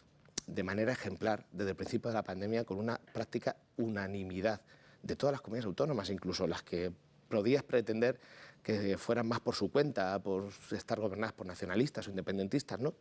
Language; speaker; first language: Spanish; native; Spanish